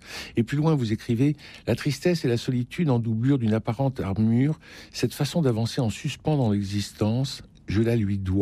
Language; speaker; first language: French; native; French